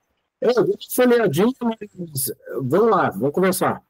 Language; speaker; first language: Portuguese; native; Portuguese